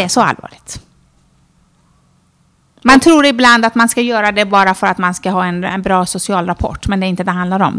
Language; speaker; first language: Swedish; non-native, fluent; Persian